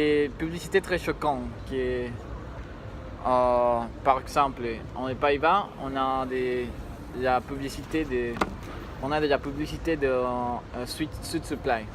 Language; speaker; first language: French; non-native, learner; Spanish